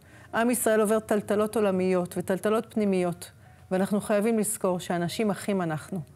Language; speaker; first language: Hebrew; native; Hebrew